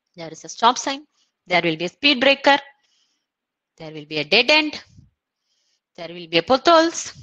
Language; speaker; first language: English; non-native, local second language; Tamil